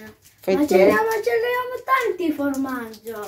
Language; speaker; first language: Italian; early bilingual, other home language; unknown